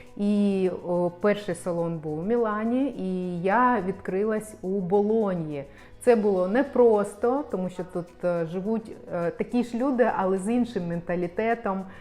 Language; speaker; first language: Ukrainian; non-native, local second language; Russian